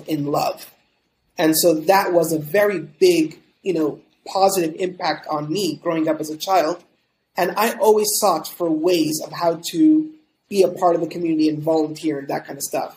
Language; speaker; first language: English; native; English